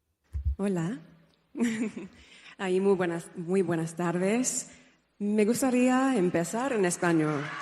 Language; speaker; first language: Spanish; non-native, fluent; English